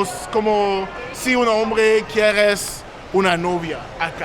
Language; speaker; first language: Spanish; non-native, learner; English